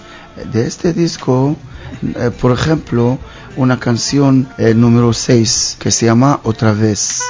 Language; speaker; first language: Spanish; non-native, learner; Hebrew